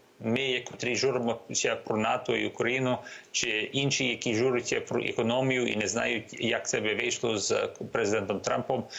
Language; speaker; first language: Ukrainian; early bilingual, heritage; Ukrainian